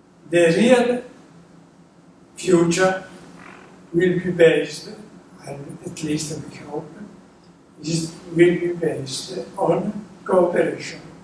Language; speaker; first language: English; non-native, fluent; Italian